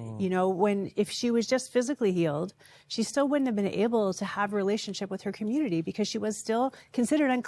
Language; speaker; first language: English; native; English